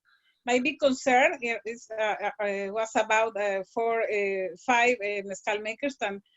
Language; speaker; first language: English; non-native, learner; Spanish